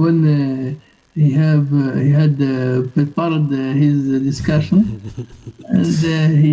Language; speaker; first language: English; non-native, learner; Arabic